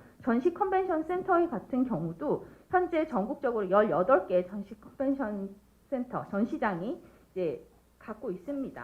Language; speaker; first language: Korean; native; Korean